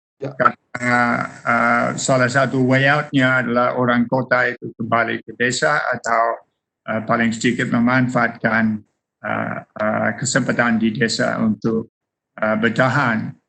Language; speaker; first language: Indonesian; non-native, fluent; English